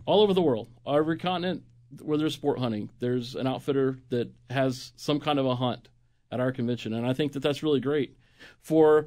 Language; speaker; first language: English; native; English